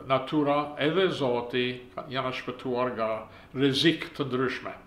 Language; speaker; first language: Albanian; early bilingual, heritage; Albanian